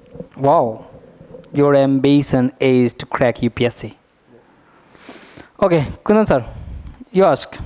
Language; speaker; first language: English; non-native, fluent; Hindi